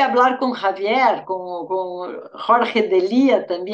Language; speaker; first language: Spanish; non-native, fluent; Portuguese